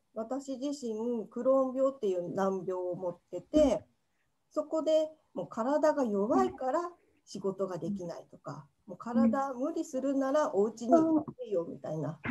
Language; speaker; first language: Japanese; native; Japanese